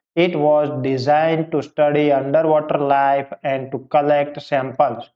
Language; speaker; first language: English; non-native, local second language; Gujarati